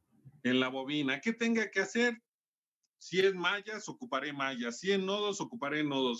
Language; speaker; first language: Spanish; native; Spanish